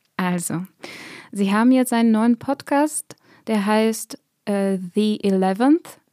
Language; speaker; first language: German; non-native, fluent; Bulgarian